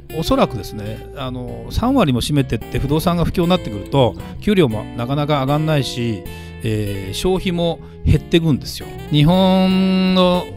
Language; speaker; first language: Japanese; native; Japanese